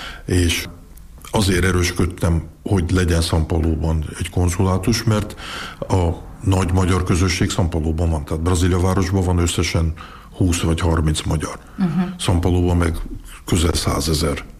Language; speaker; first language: Hungarian; early bilingual, heritage; Hungarian